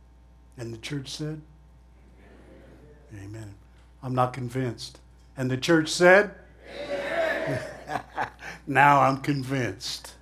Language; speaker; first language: English; native; English